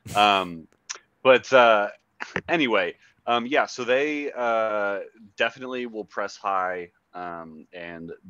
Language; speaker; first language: English; native; English